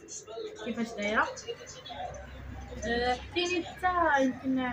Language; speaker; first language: Arabic; native; Arabic